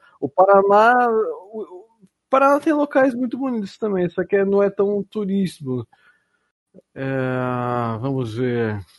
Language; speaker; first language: Portuguese; native; Portuguese